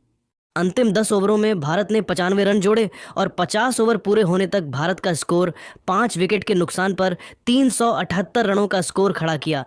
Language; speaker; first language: Hindi; native; Hindi